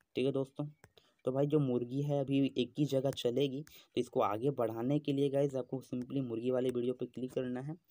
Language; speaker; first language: Hindi; native; Hindi